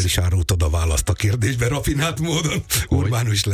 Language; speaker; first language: Hungarian; native; Hungarian